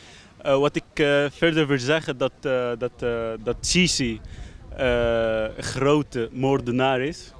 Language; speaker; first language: Dutch; non-native, learner; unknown